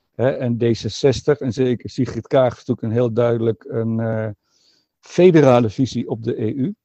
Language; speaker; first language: Dutch; native; Dutch